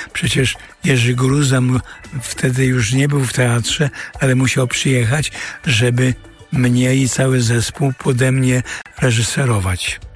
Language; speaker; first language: Polish; early bilingual, heritage; Polish